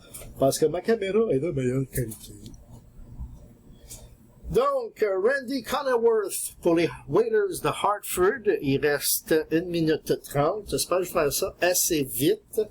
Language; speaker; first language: French; native; French